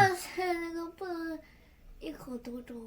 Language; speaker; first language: Chinese; early bilingual, heritage; Chinese